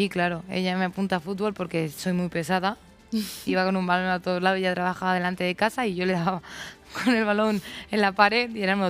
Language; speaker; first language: Spanish; native; Spanish